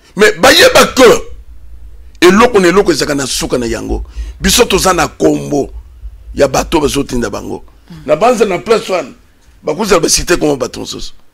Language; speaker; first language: Lingala; native; Lingala